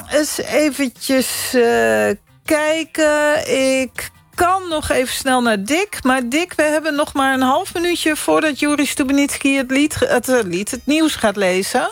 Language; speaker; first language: Dutch; native; Dutch